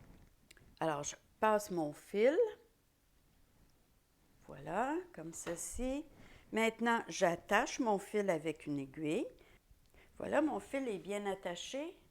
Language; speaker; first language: French; native; French